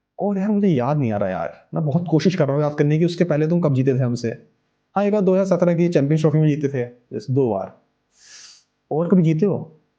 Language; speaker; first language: Hindi; native; Hindi